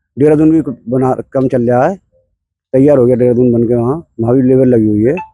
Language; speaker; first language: Hindi; native; Hindi